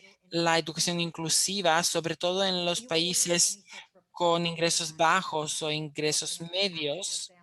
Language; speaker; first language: Spanish; non-native, fluent; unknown